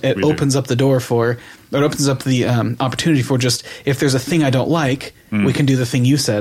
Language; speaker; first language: English; native; English